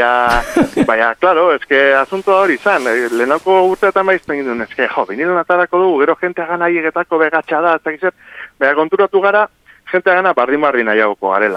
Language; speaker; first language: Basque; native; Basque